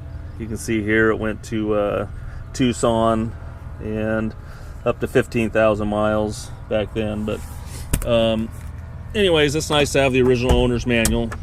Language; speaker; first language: English; native; English